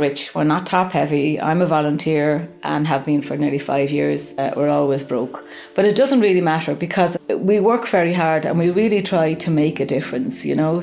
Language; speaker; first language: English; native; English